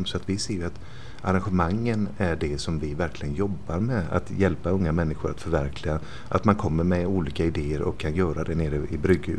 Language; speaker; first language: Swedish; native; Swedish